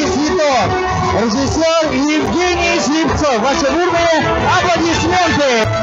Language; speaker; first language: Russian; native; Russian